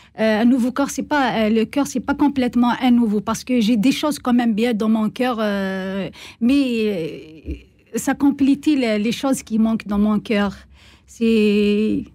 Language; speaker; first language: French; non-native, learner; Kabyle